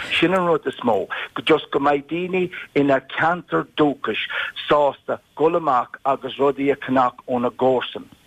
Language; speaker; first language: Irish; native; Irish